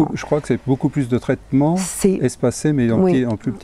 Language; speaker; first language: French; native; French